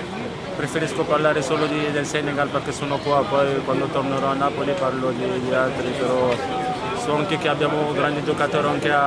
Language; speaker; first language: Italian; non-native, fluent; French